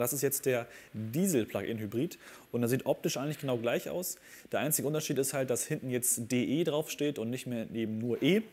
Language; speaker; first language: German; native; German